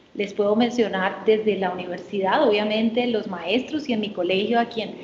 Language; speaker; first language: Spanish; native; Spanish